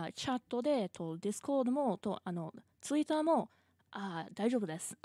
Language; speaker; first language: Japanese; non-native, learner; English